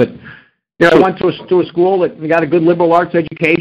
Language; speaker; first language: English; native; English